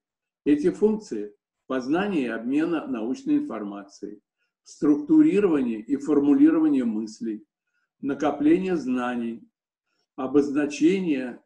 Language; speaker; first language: Russian; native; Russian